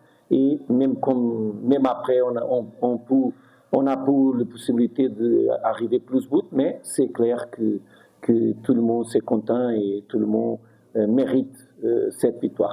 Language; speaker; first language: French; non-native, fluent; Portuguese